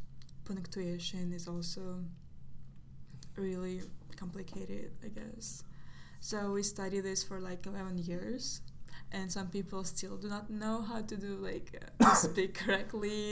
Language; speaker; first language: English; non-native, fluent; Russian